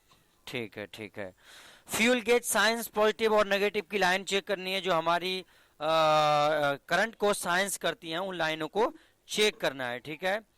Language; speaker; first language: Hindi; native; Hindi